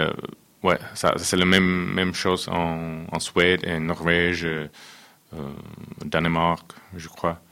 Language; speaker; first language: French; non-native, fluent; Finnish